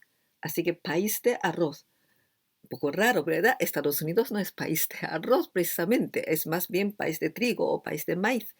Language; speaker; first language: Spanish; non-native, fluent; Japanese